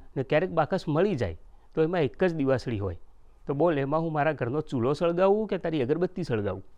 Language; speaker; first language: Gujarati; native; Gujarati